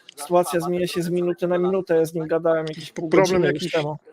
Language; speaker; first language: Polish; native; Polish